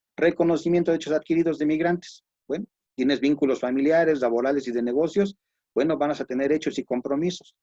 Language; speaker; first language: Spanish; native; Spanish